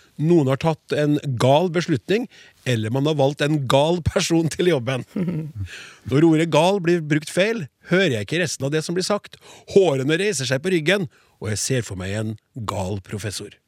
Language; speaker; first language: Norwegian; native; Norwegian